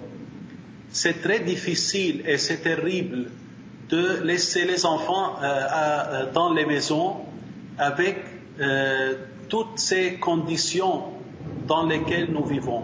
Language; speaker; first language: French; non-native, learner; Arabic